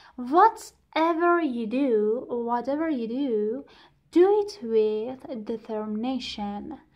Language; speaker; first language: English; non-native, fluent; Persian